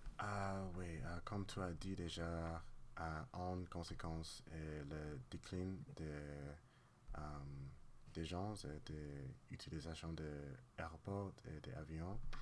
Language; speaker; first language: French; non-native, learner; English